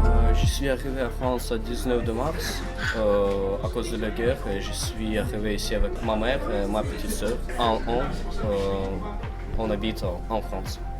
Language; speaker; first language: French; non-native, learner; Ukrainian